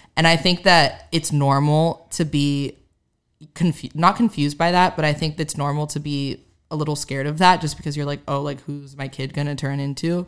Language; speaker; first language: English; native; English